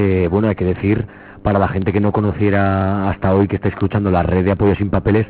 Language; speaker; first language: Spanish; native; Spanish